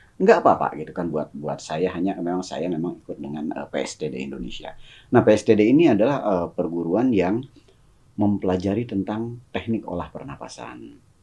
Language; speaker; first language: Indonesian; non-native, local second language; Sundanese